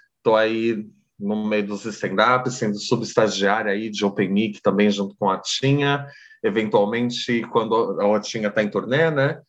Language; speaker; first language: Portuguese; native; Portuguese